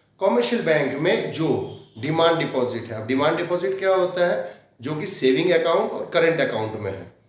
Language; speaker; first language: Hindi; native; Hindi